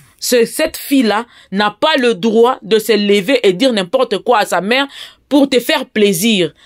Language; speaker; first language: French; non-native, local second language; Lingala